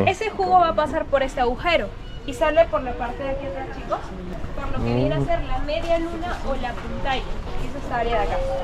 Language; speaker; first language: Spanish; native; Spanish